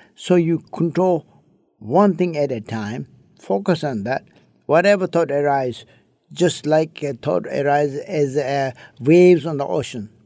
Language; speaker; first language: English; early bilingual, other home language; Chinese